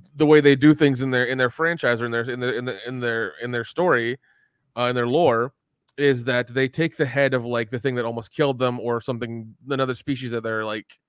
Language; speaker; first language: English; early bilingual, other home language; Hindi